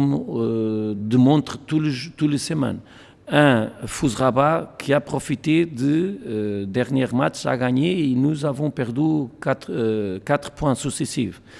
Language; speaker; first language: French; non-native, learner; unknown